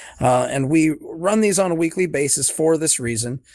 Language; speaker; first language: English; native; English